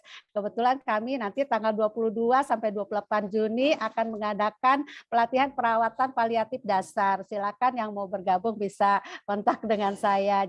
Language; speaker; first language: Indonesian; native; Indonesian